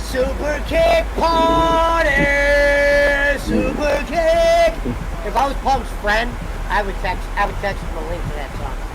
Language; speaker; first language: English; native; English